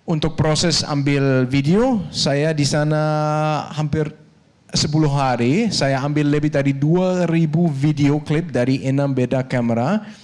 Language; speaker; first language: Indonesian; non-native, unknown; Danish